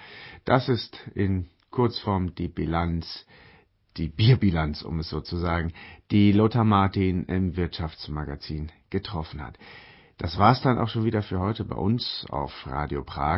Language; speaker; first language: German; native; German